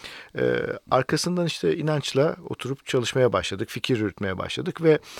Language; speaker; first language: Turkish; native; Turkish